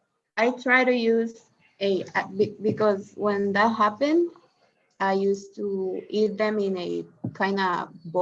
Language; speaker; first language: English; non-native, fluent; Spanish